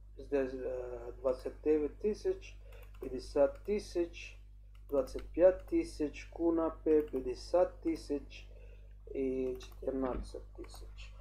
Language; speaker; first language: Russian; non-native, learner; English